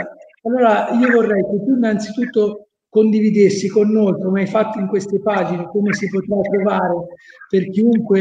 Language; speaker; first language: Italian; native; Italian